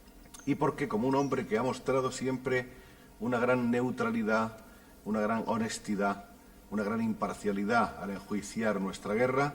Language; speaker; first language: Spanish; native; Spanish